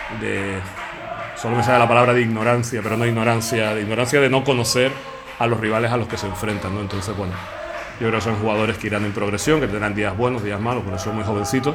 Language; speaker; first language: Spanish; native; Spanish